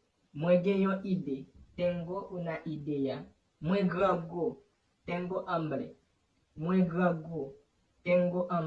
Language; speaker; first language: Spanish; non-native, fluent; Haitian Creole